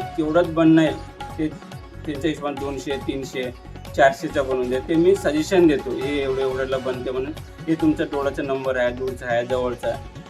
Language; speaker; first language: Marathi; non-native, local second language; Lambadi